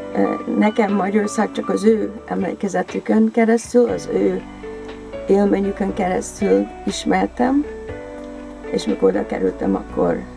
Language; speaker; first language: Hungarian; early bilingual, heritage; Hungarian